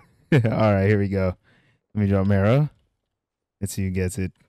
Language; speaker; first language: English; native; English